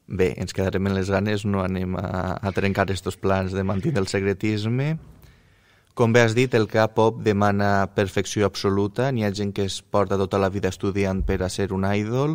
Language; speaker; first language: Catalan; native; Catalan